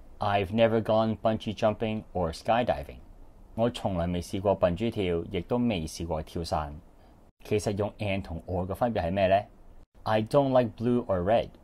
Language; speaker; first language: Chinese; non-native, local second language; Cantonese